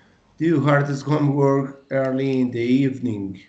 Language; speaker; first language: English; non-native, learner; Spanish